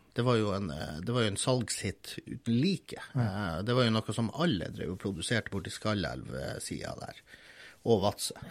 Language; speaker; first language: Norwegian; native; Norwegian